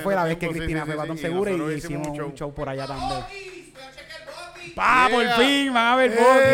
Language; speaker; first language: Spanish; native; Spanish